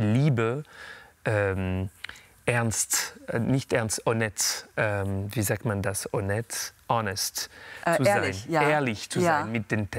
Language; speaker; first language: German; non-native, fluent; French